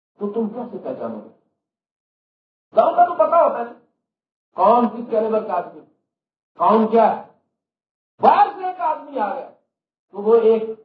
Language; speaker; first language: Urdu; non-native, local second language; Punjabi